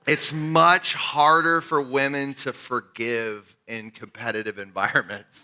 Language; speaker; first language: English; native; English